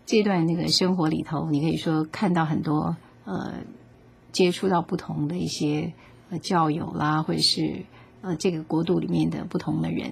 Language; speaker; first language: Chinese; native; Chinese